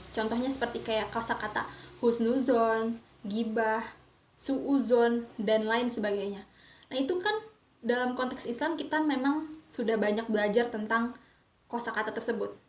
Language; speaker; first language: Indonesian; non-native, local second language; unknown